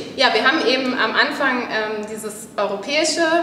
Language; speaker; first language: German; native; German